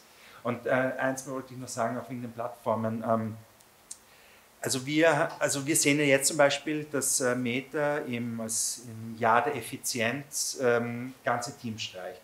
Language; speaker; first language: German; native; German